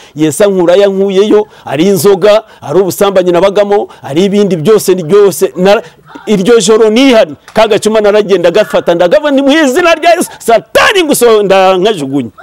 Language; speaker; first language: Kinyarwanda; early bilingual, heritage; Kinyarwanda